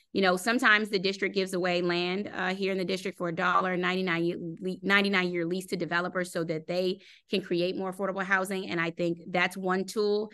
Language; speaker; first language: English; native; English